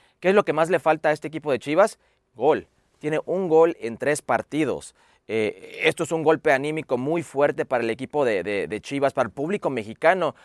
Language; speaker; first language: Spanish; early bilingual, heritage; Spanish